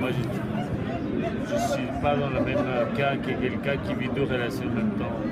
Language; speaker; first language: French; non-native, fluent; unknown